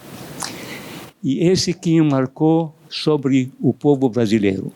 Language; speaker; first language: Portuguese; non-native, fluent; Arabic